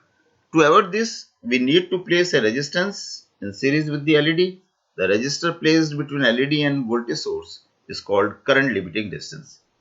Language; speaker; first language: English; non-native, local second language; Hindi